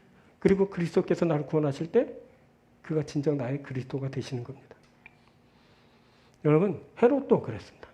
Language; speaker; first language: Korean; native; Korean